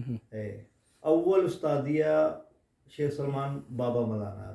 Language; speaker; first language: Arabic; non-native, learner; Urdu